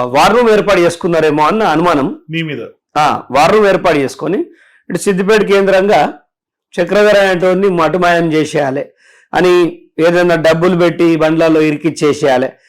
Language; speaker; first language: Telugu; native; Telugu